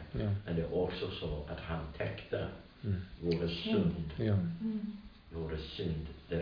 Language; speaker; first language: Swedish; non-native, fluent; English